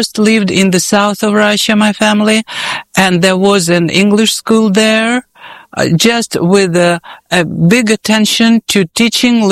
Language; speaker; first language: English; non-native, fluent; Russian